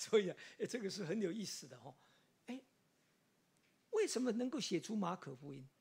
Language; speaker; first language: Chinese; native; Chinese